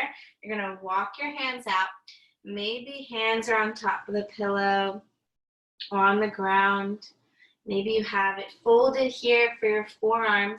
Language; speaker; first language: English; native; English